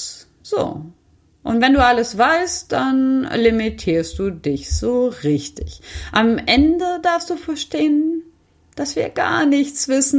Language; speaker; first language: German; native; German